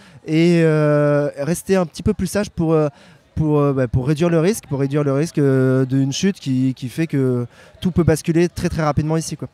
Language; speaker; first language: French; native; French